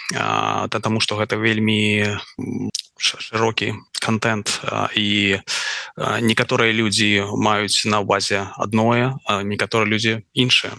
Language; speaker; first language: Belarusian; non-native, local second language; Russian